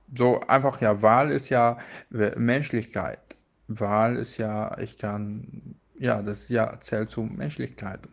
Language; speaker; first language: German; non-native, fluent; Arabic